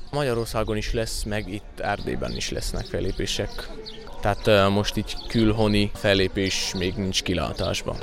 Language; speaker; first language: Hungarian; native; Hungarian